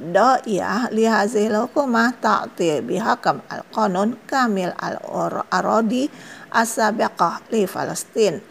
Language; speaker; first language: Arabic; non-native, fluent; Indonesian